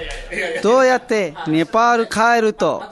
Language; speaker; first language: Japanese; non-native, fluent; Nepali